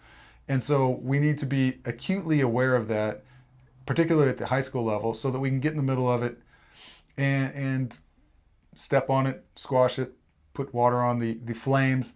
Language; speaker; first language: English; native; English